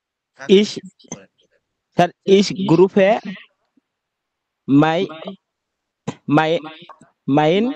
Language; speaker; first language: German; non-native, learner; Bangla